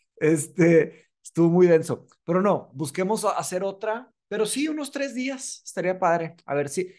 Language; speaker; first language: Spanish; native; Spanish